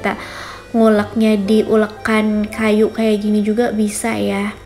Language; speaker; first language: Indonesian; native; Indonesian